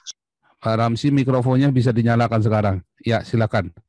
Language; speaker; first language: Indonesian; native; Indonesian